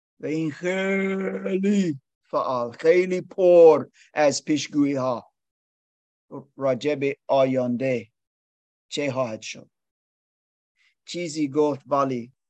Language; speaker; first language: Persian; non-native, learner; English